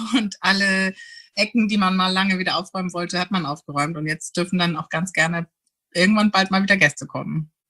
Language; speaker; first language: German; native; German